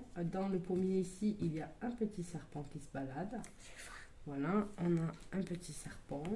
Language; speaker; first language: French; native; French